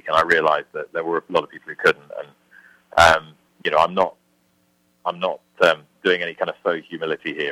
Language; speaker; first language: English; native; English